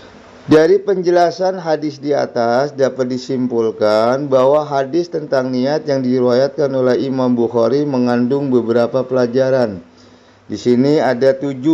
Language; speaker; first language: Indonesian; native; Indonesian